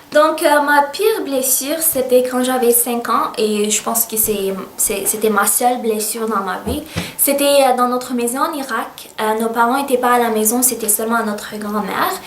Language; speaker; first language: French; early bilingual, other home language; Arabic